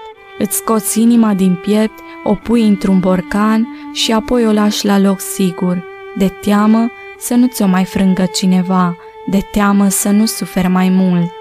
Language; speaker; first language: Romanian; native; Romanian